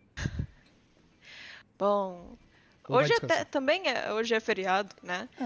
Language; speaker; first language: Portuguese; early bilingual, heritage; English